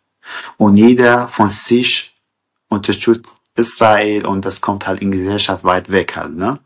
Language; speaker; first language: German; non-native, learner; Kurdish